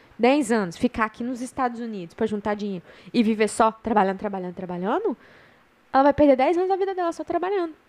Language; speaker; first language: Portuguese; native; Portuguese